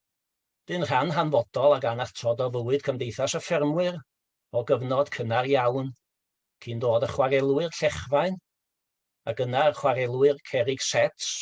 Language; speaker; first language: Welsh; native; Welsh